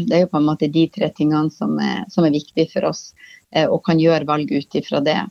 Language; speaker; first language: Norwegian; native; Norwegian